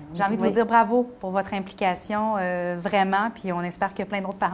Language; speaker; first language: French; native; French